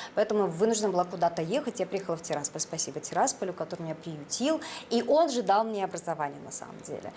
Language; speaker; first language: Russian; native; Russian